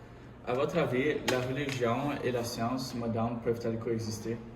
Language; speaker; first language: French; native; French